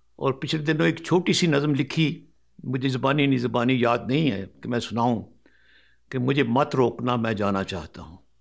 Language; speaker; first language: Urdu; non-native, local second language; Punjabi